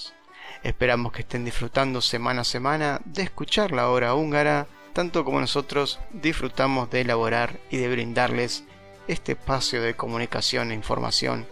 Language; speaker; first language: Spanish; native; Spanish